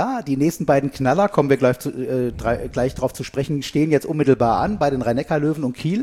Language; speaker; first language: German; native; German